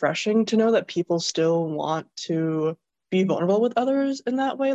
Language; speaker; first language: English; native; English